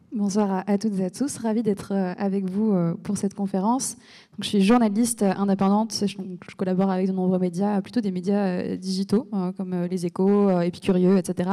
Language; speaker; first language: French; native; French